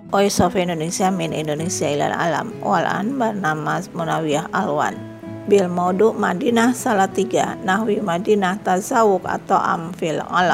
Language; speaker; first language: Arabic; non-native, fluent; Indonesian